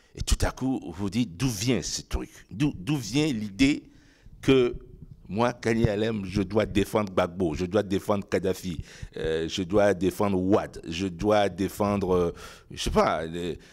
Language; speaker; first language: French; non-native, local second language; Ewe